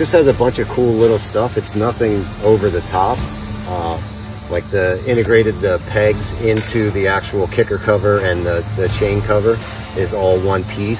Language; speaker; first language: English; native; English